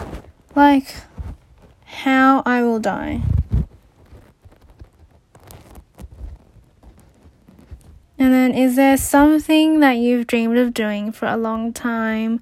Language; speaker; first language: English; native; English